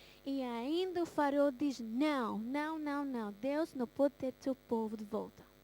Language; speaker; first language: Portuguese; early bilingual, heritage; Portuguese